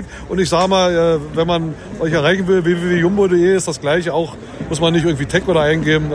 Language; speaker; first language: German; native; German